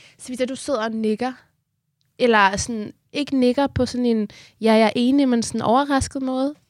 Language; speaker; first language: Danish; early bilingual, other home language; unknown